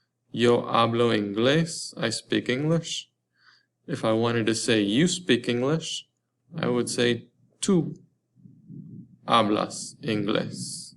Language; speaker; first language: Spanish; non-native, learner; English